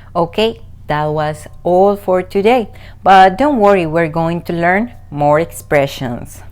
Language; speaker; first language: English; non-native, fluent; Spanish